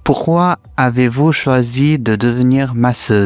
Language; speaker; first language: French; native; French